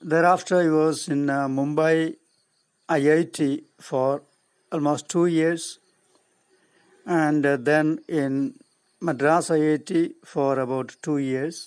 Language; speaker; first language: English; non-native, local second language; Malayalam